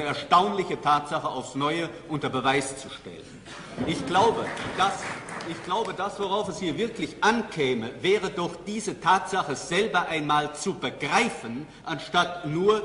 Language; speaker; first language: German; native; German